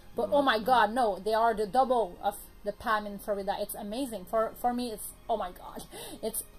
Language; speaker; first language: English; native; English